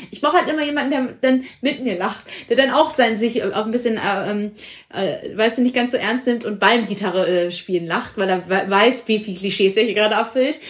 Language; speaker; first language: German; early bilingual, other home language; Italian